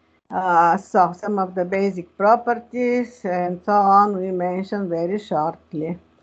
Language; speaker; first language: English; non-native, fluent; Bulgarian